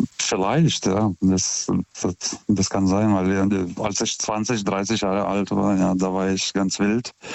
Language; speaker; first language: German; non-native, fluent; Lithuanian